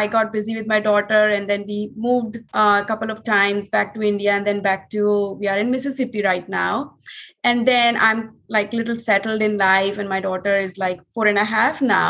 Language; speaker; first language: English; non-native, local second language; Hindi